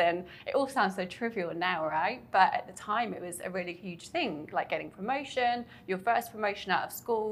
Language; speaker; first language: English; native; English